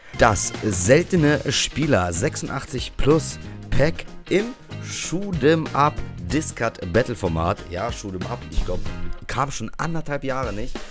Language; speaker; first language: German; early bilingual, other home language; Russian